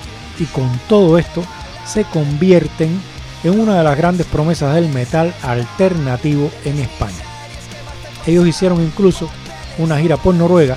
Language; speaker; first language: Spanish; native; Spanish